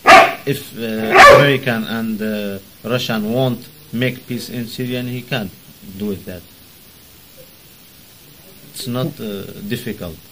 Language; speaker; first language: English; non-native, learner; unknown